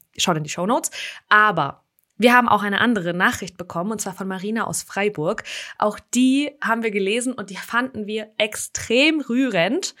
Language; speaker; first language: German; early bilingual, other home language; Russian